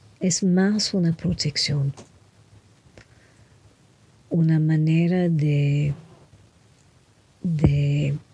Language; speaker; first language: Spanish; non-native, fluent; French